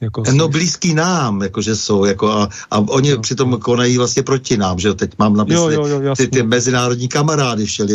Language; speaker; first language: Czech; native; Czech